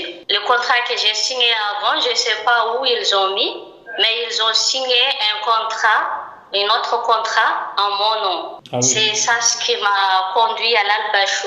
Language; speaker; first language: French; non-native, local second language; Malagasy